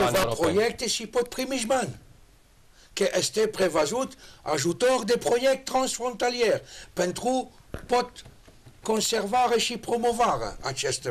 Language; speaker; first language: Romanian; non-native, learner; French